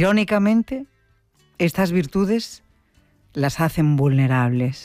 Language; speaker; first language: Spanish; native; Spanish